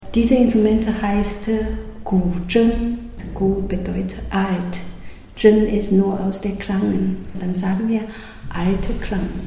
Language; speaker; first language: German; non-native, learner; Chinese